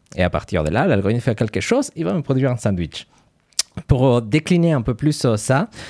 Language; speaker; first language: French; non-native, fluent; Spanish